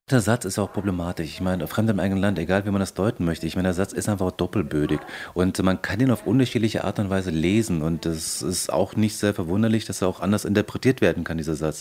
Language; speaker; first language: German; native; German